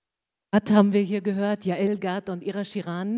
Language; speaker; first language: German; native; German